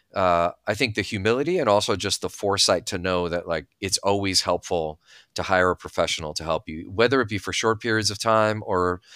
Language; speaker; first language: English; early bilingual, other home language; Bulgarian